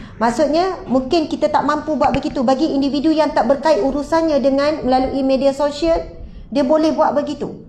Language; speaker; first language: Malay; native; Malay